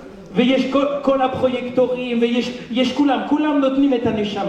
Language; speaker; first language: Hebrew; non-native, fluent; French